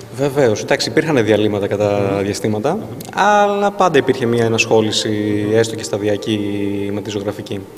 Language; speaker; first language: Greek; native; Greek